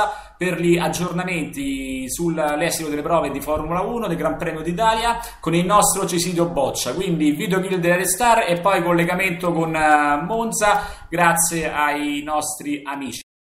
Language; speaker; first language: Italian; native; Italian